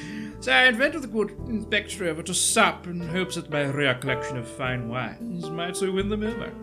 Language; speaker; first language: English; native; English